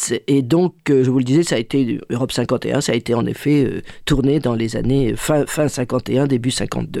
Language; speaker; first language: French; native; French